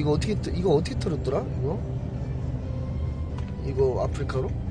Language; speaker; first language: Korean; native; Korean